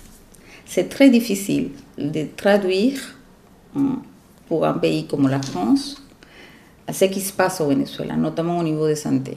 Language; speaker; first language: French; non-native, fluent; Spanish